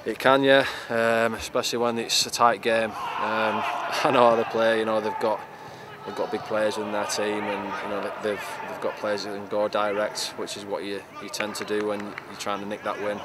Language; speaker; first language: English; native; English